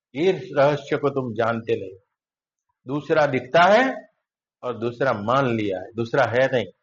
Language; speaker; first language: Hindi; non-native, local second language; Gujarati